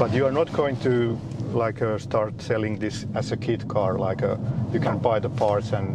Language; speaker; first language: English; non-native, fluent; Finnish